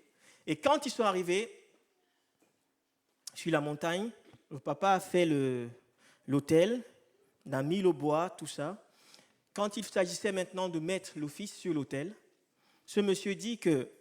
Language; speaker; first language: French; native; French